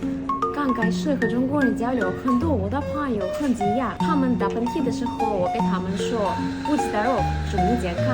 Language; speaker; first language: Chinese; non-native, fluent; Russian